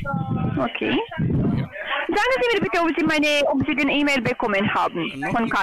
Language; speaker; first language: German; non-native, learner; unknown